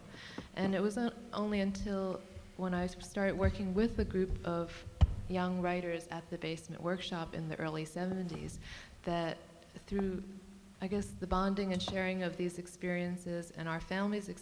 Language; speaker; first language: English; early bilingual, other home language; Cantonese